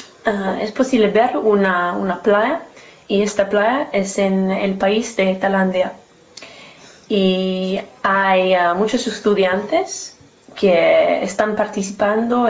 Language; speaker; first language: Spanish; non-native, learner; English